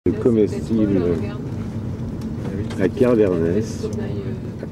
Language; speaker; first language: French; native; French